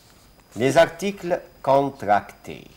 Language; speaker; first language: French; non-native, fluent; Arabic